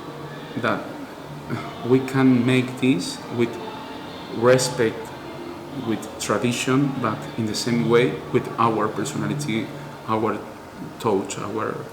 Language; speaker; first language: English; non-native, learner; Spanish